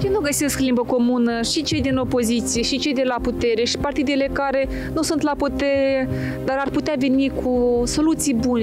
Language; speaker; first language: Romanian; native; Romanian